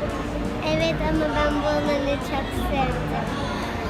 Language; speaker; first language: Turkish; early bilingual, heritage; Turkish